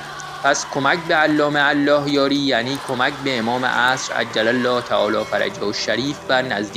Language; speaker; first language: Persian; native; Persian